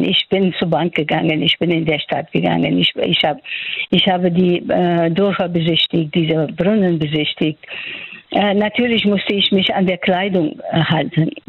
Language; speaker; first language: German; non-native, fluent; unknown